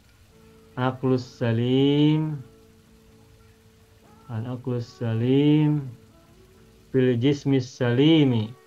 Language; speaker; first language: Arabic; non-native, fluent; Indonesian